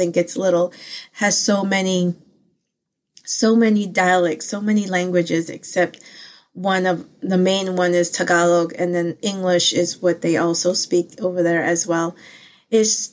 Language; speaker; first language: English; early bilingual, other home language; Pangasinan